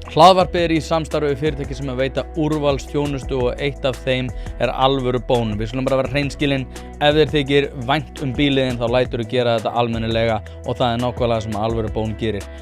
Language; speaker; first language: Icelandic; native; Icelandic